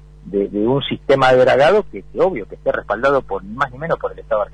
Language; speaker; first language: Spanish; native; Spanish